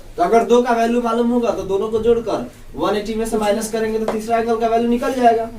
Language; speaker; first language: Hindi; native; Hindi